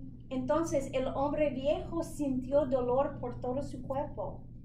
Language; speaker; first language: Spanish; non-native, fluent; English